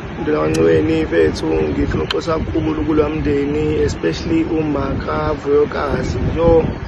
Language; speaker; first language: Zulu; native; Zulu